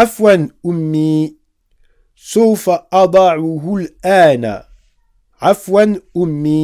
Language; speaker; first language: Arabic; non-native, fluent; French